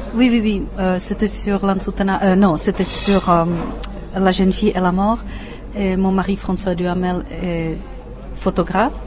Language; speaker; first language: French; non-native, fluent; Czech